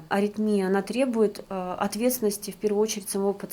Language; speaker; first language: Russian; native; Russian